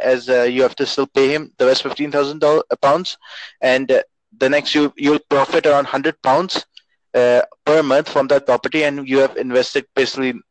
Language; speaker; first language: English; non-native, local second language; Urdu